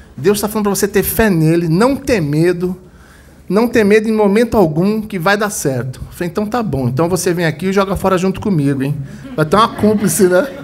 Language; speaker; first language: Portuguese; native; Portuguese